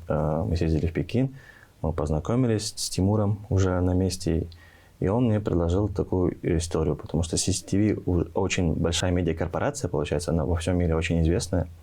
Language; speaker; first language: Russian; non-native, local second language; Tuvinian